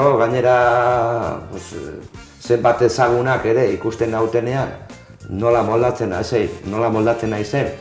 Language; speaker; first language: Basque; non-native, local second language; Spanish